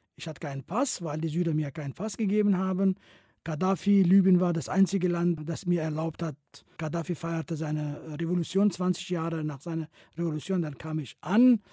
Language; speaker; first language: German; non-native, fluent; Kurdish